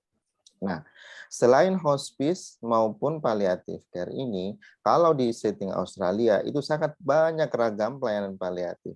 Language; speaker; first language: Indonesian; native; Indonesian